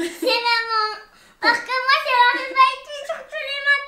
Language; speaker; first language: French; early bilingual, other home language; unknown